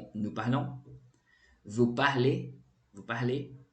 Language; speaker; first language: French; non-native, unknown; Portuguese